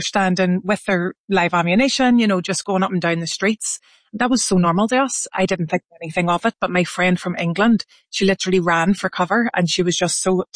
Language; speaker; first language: English; native; English